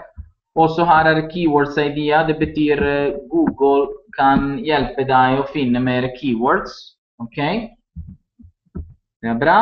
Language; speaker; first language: Norwegian; non-native, learner; Italian